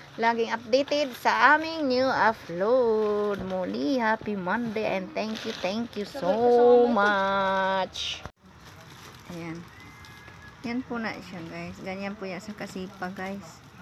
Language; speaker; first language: Filipino; non-native, local second language; Cebuano